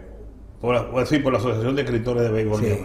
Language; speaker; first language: Spanish; native; Spanish